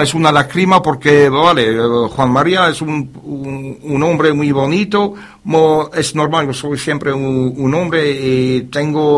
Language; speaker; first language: Spanish; non-native, learner; French